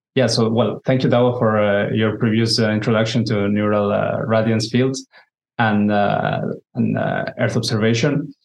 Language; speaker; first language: English; non-native, fluent; Spanish